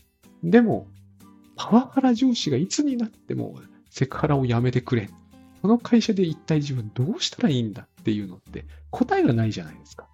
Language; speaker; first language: Japanese; native; Japanese